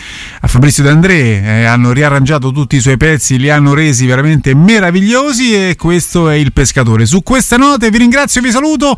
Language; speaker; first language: Italian; native; Italian